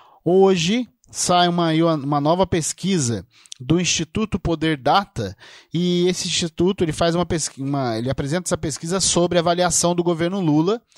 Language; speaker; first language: Portuguese; native; Portuguese